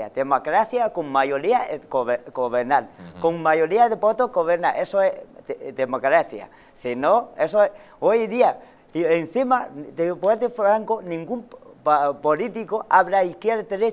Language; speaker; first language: Spanish; non-native, learner; Chinese